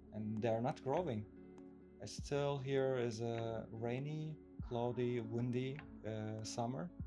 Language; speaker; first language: English; non-native, fluent; Turkish